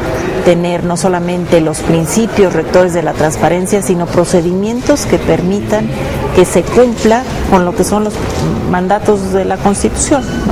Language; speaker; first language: Spanish; native; Spanish